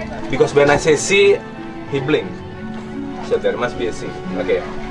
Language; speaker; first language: English; non-native, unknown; Indonesian